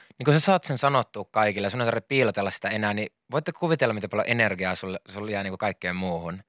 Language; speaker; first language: Finnish; native; Finnish